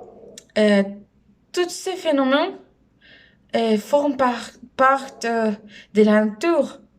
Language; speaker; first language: French; non-native, learner; Spanish